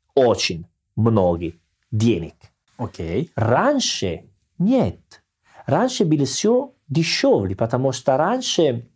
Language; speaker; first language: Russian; non-native, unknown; Italian